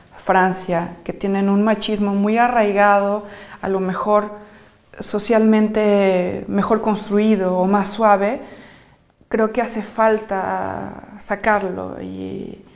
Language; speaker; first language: Spanish; native; Spanish